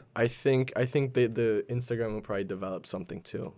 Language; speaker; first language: English; early bilingual, other home language; Polish